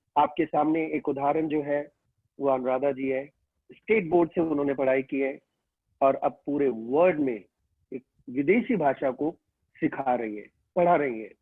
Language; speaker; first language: Hindi; native; Hindi